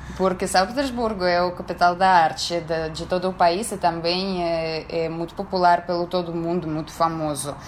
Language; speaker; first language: Portuguese; non-native, fluent; Russian